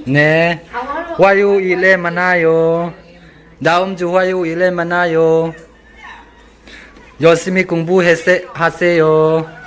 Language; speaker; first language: Korean; non-native, learner; Mizo